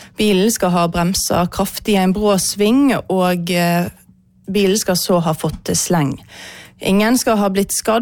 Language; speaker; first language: Norwegian; native; Norwegian